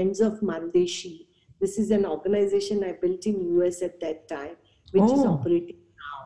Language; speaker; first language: English; non-native, local second language; Gujarati